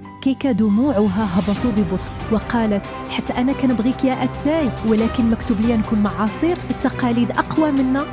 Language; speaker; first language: Arabic; native; Arabic